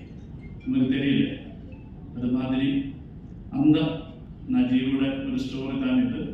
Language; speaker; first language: Tamil; non-native, learner; Malayalam